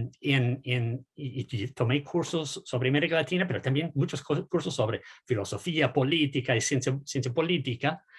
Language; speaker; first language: Spanish; non-native, fluent; English